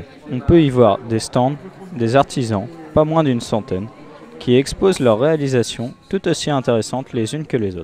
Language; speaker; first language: French; native; French